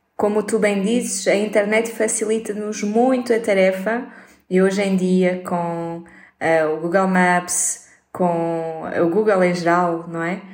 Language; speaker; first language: Portuguese; native; Portuguese